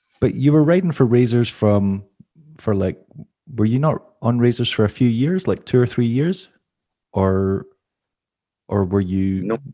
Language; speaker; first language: English; native; English